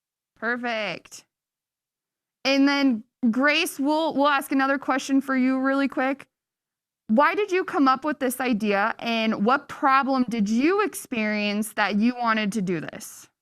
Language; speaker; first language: English; native; English